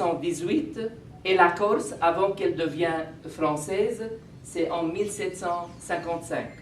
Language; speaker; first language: French; non-native, fluent; Arabic